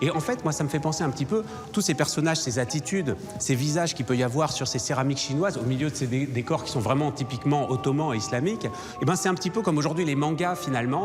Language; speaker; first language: French; native; French